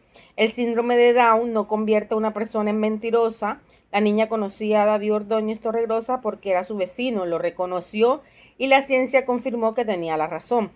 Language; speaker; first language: Spanish; native; Spanish